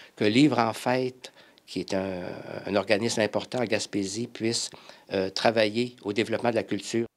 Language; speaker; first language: French; native; French